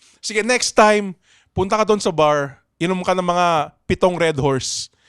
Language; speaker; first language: Filipino; native; Filipino